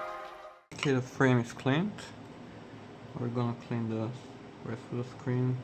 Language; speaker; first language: English; non-native, fluent; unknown